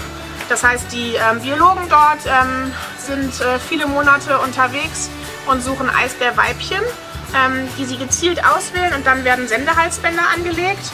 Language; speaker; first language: German; native; German